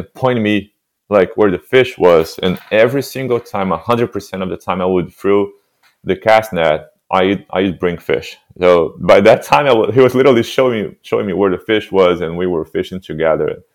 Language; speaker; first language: English; non-native, fluent; Portuguese